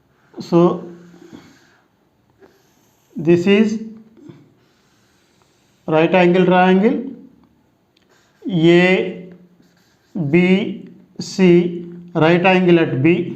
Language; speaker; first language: English; non-native, local second language; Telugu